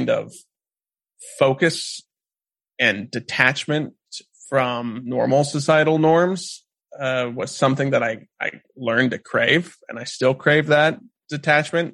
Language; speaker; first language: English; native; English